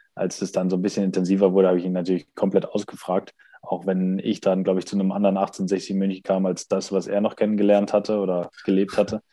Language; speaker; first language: German; native; German